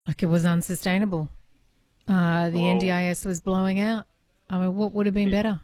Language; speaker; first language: English; native; English